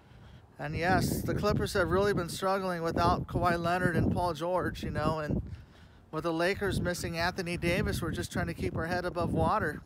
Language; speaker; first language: English; native; English